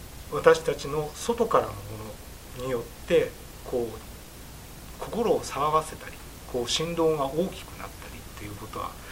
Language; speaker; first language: Japanese; native; Japanese